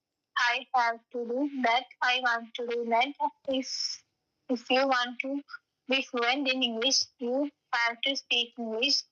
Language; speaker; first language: English; non-native, learner; Malayalam